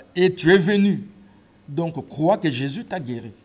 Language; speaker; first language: French; non-native, local second language; Lingala